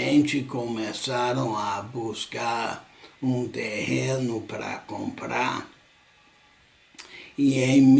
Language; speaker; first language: Portuguese; non-native, fluent; English